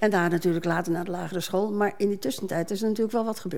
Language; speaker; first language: Dutch; native; Dutch